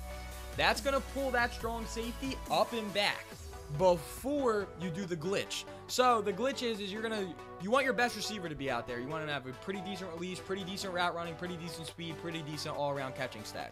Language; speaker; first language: English; native; English